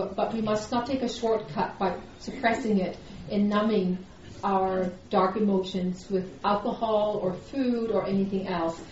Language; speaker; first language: English; non-native, fluent; German